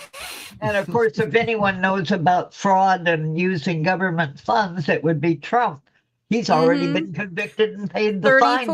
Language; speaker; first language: English; native; English